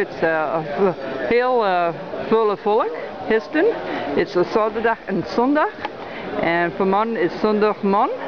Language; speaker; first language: Dutch; early bilingual, heritage; Dutch